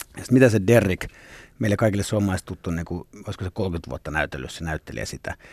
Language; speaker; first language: Finnish; early bilingual, other home language; Swedish